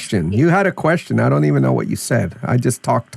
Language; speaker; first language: English; native; English